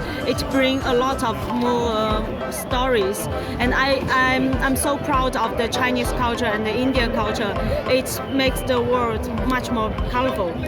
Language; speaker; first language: English; non-native, learner; Chinese